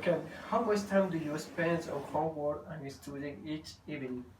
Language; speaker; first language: English; non-native, learner; Spanish